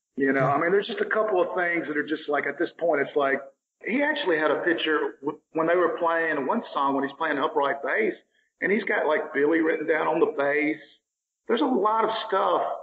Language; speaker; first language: English; native; English